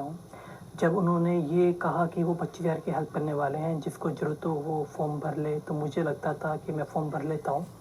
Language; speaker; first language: Hindi; native; Hindi